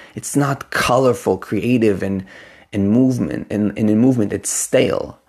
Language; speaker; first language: English; non-native, fluent; Hebrew